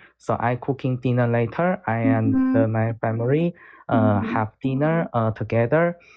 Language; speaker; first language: English; non-native, learner; Korean